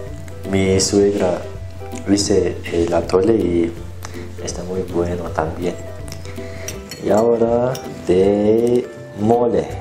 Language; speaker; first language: Spanish; non-native, learner; Turkish